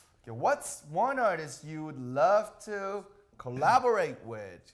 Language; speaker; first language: English; non-native, fluent; Korean